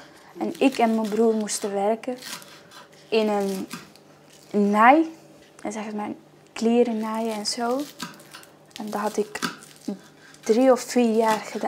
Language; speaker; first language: Dutch; non-native, learner; Arabic